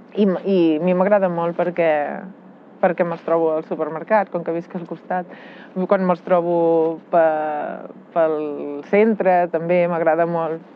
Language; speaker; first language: Catalan; native; Catalan